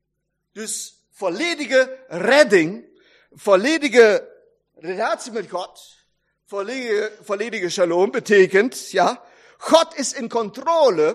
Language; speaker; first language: Dutch; non-native, fluent; German